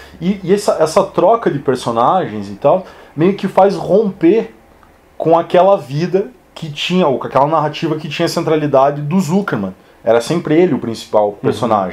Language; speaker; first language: Portuguese; native; Portuguese